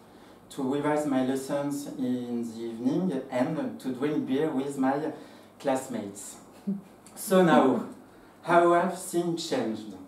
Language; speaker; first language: English; non-native, fluent; French